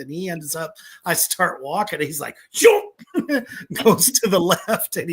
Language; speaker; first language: English; native; English